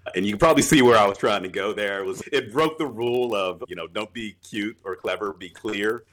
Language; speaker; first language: English; native; English